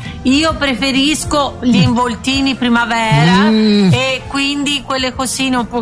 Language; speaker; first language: Italian; native; Italian